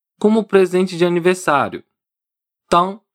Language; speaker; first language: Portuguese; non-native, fluent; Chinese